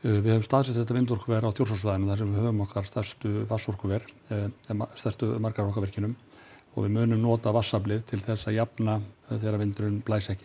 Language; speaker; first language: Icelandic; native; Icelandic